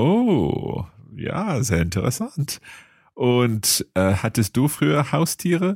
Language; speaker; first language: German; non-native, learner; English